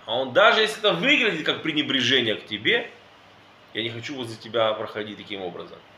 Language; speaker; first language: Russian; early bilingual, heritage; Russian